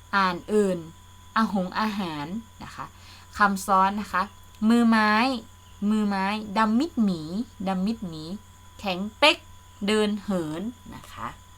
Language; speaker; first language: Thai; native; Thai